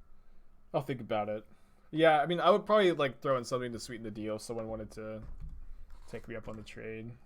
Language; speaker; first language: English; native; English